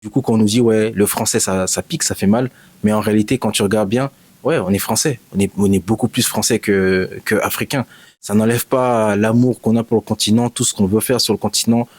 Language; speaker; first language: French; native; French